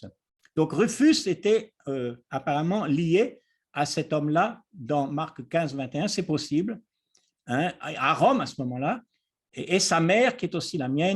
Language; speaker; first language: French; native; French